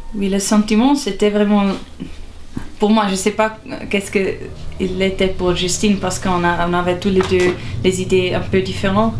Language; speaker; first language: French; non-native, local second language; German